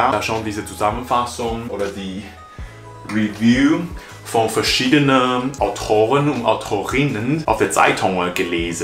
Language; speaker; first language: German; non-native, learner; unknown